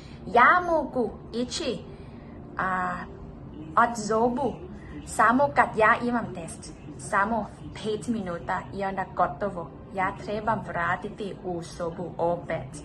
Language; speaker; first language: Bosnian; early bilingual, heritage; Bosnian